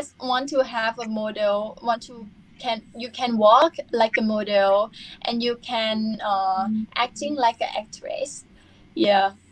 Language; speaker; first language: English; non-native, learner; Thai